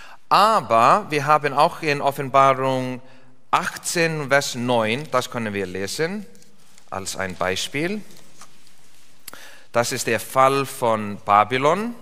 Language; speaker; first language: German; non-native, fluent; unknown